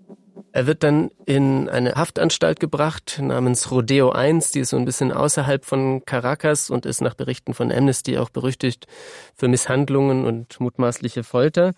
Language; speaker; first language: German; native; German